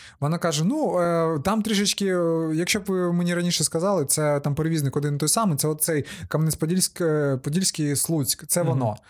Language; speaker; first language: Ukrainian; native; Ukrainian